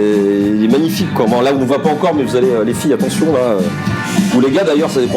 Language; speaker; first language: French; native; French